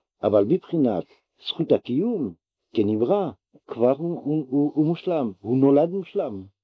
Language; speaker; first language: Hebrew; non-native, fluent; French